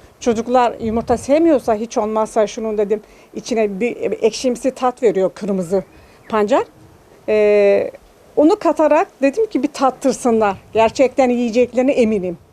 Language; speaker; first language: Turkish; native; Turkish